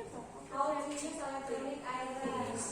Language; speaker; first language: English; non-native, fluent; Indonesian